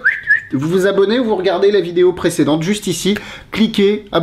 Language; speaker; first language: French; native; French